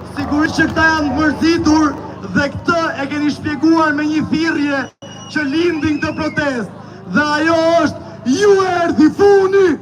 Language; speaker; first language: Albanian; native; Albanian